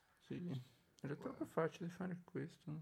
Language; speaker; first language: Italian; non-native, learner; Portuguese